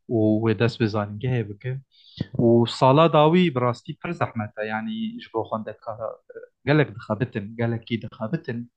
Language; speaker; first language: Kurdish; native; Kurdish